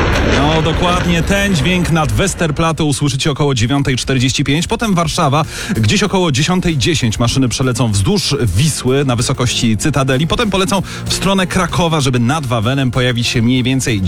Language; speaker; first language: Polish; native; Polish